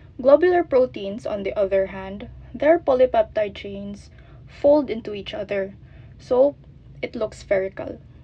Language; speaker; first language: English; non-native, local second language; Filipino